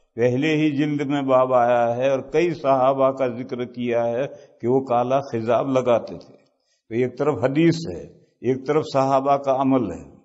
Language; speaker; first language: Urdu; non-native, local second language; Gujarati